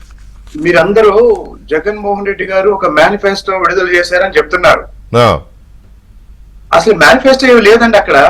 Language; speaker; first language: Telugu; native; Telugu